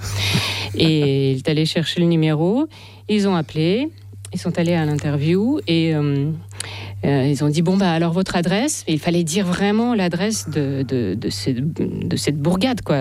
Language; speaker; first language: French; non-native, fluent; Russian